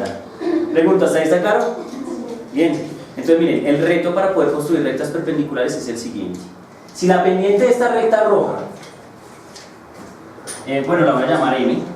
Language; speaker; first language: Spanish; native; Spanish